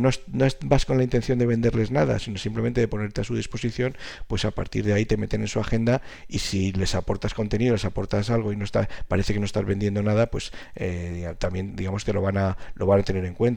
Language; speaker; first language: Spanish; native; Spanish